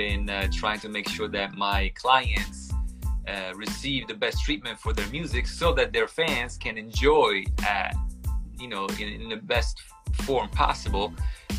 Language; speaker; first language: English; non-native, fluent; Italian